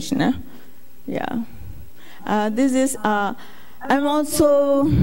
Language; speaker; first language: English; non-native, fluent; Burmese